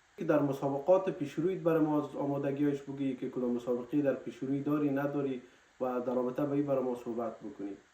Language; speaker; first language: Persian; native; Persian